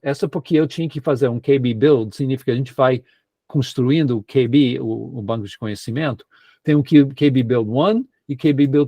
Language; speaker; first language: Portuguese; non-native, fluent; English